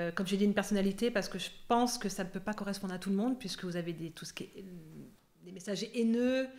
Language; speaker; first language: French; native; French